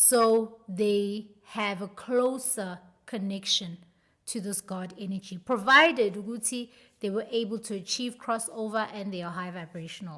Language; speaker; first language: English; non-native, local second language; Zulu